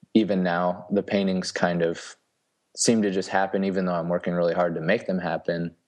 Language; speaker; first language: English; native; English